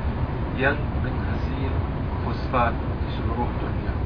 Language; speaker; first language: Indonesian; non-native, fluent; Arabic